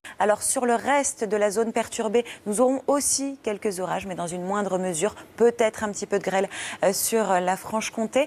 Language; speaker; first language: French; native; French